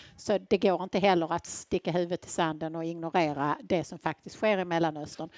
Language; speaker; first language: Swedish; native; Swedish